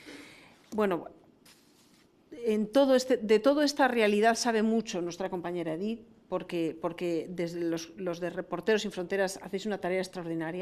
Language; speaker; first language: Spanish; native; Spanish